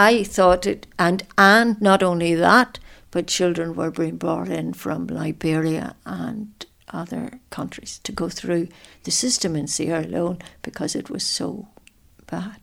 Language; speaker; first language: English; native; English